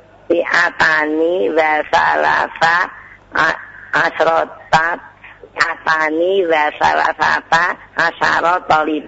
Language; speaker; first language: Arabic; non-native, learner; Indonesian